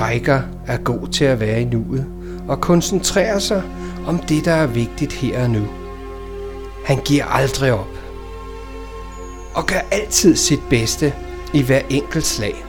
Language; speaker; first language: Danish; native; Danish